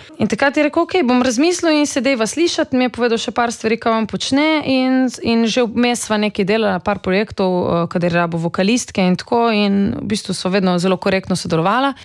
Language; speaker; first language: Slovenian; native; Slovenian